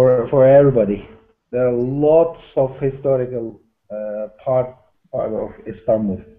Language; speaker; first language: English; non-native, learner; Turkish